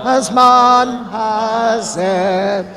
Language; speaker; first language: English; native; English